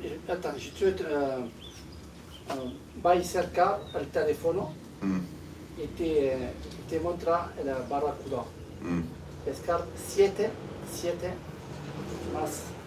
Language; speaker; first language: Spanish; non-native, learner; French